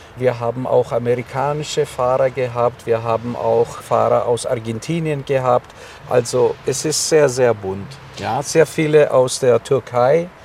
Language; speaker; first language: German; non-native, fluent; Greek